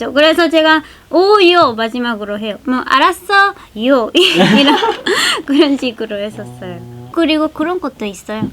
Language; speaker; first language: Korean; non-native, fluent; Spanish